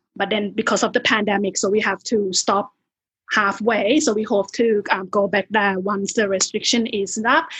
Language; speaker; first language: English; non-native, fluent; Thai